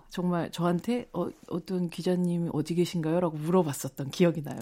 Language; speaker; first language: Korean; native; Korean